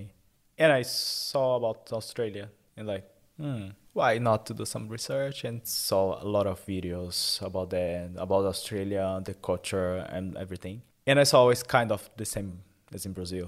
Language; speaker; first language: English; non-native, learner; Portuguese